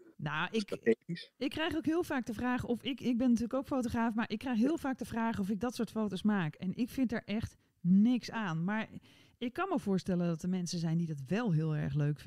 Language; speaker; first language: Dutch; native; Dutch